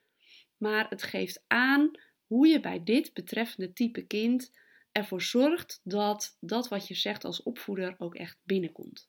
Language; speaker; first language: Dutch; native; Dutch